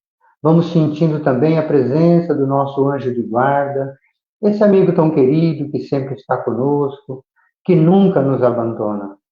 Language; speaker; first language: Portuguese; native; Portuguese